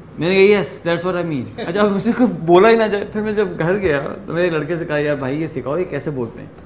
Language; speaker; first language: Urdu; native; Urdu